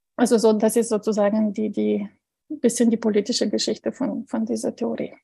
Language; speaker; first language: German; non-native, fluent; Bulgarian